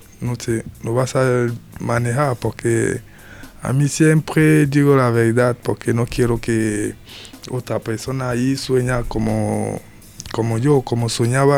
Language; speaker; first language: Spanish; non-native, learner; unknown